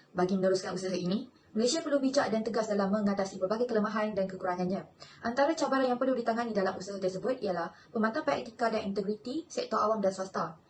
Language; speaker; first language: Malay; native; Malay